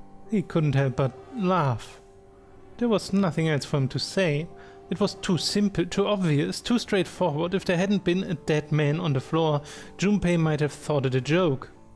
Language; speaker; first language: English; non-native, fluent; German